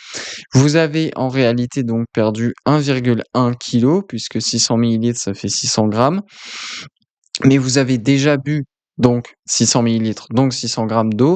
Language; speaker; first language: French; native; French